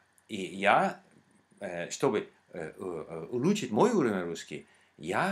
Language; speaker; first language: Russian; non-native, learner; English